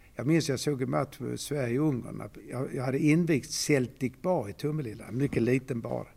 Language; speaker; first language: Swedish; native; Swedish